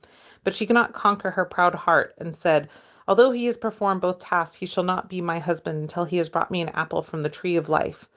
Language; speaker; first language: English; native; English